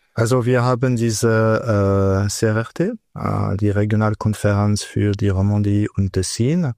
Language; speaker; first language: German; non-native, local second language; French